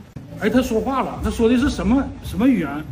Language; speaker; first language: Chinese; native; Chinese